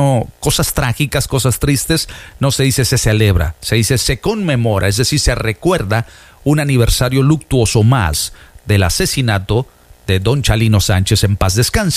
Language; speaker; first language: Spanish; native; Spanish